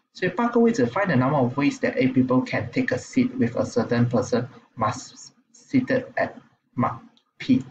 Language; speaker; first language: English; non-native, local second language; Chinese